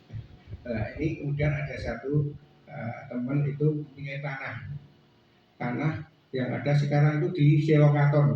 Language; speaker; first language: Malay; non-native, local second language; Javanese